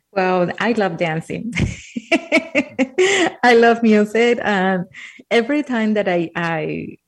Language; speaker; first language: English; non-native, fluent; Spanish